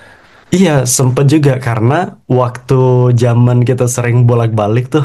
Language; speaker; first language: Indonesian; native; Indonesian